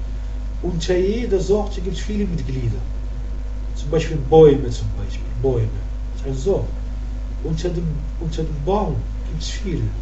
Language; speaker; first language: German; non-native, learner; Arabic